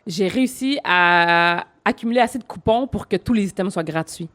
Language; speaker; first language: French; native; French